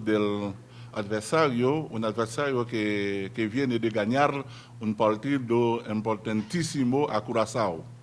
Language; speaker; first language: Spanish; non-native, learner; Haitian Creole